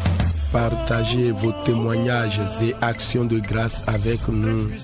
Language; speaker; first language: French; non-native, local second language; Fon